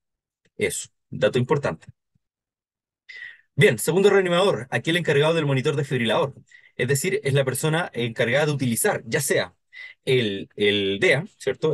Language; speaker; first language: Spanish; native; Spanish